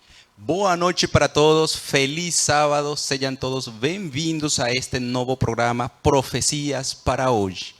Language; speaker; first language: Portuguese; non-native, fluent; Spanish